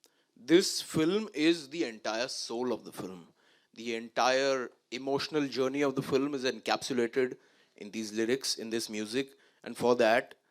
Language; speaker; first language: Hindi; native; Hindi